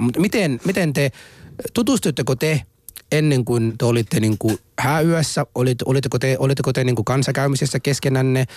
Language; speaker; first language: Finnish; non-native, fluent; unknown